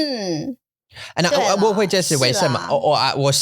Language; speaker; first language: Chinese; non-native, learner; English